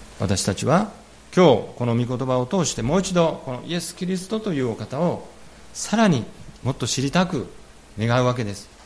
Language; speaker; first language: Japanese; native; Japanese